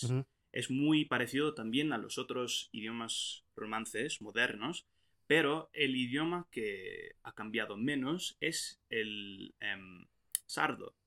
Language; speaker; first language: Spanish; non-native, fluent; English